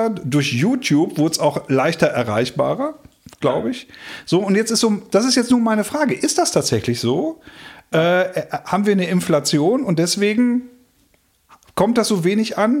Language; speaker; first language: German; native; German